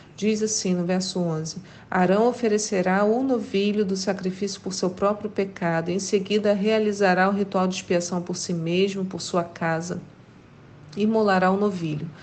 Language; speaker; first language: Portuguese; native; Portuguese